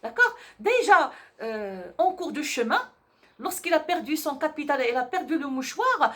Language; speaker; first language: French; non-native, local second language; Arabic